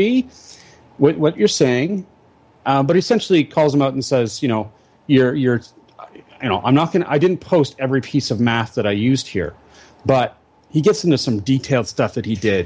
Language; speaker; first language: English; native; English